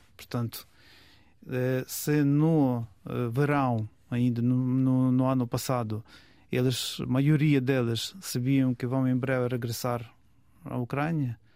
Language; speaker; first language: Portuguese; non-native, fluent; Ukrainian